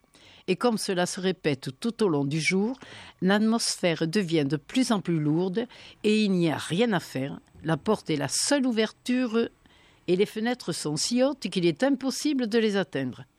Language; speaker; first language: French; native; French